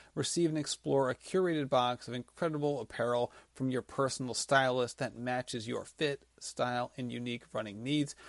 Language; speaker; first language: English; native; English